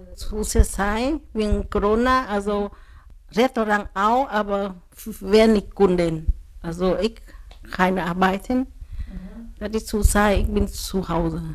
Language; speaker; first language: German; non-native, learner; Vietnamese